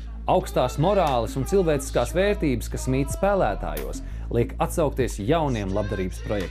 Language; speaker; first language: Latvian; native; Latvian